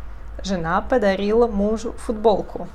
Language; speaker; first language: Russian; non-native, fluent; Portuguese